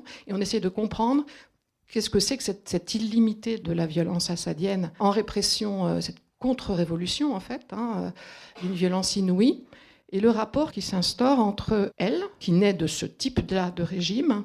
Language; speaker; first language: French; native; French